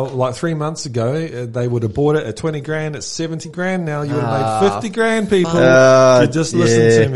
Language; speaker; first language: English; native; English